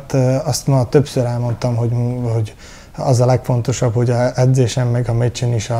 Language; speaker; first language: Hungarian; early bilingual, heritage; Hungarian